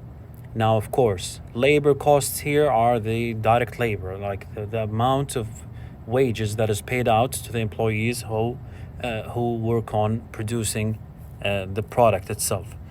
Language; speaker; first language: English; non-native, fluent; Arabic